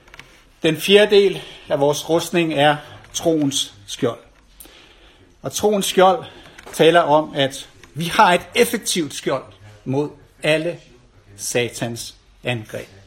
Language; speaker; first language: Danish; native; Danish